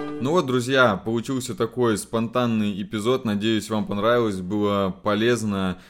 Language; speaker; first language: Russian; native; Russian